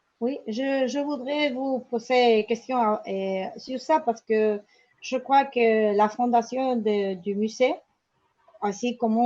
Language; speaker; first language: French; non-native, learner; Spanish